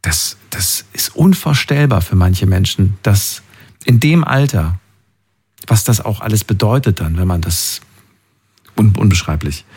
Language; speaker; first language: German; native; German